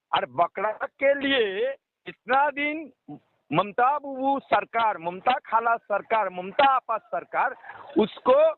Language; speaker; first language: Hindi; non-native, local second language; Bangla